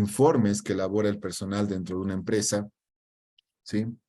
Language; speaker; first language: Spanish; native; Spanish